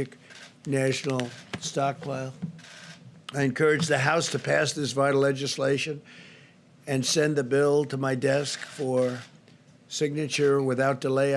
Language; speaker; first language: English; native; English